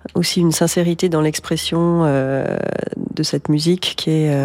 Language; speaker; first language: French; native; French